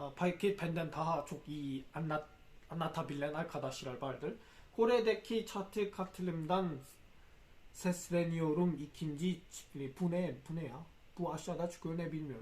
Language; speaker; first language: Turkish; non-native, fluent; Korean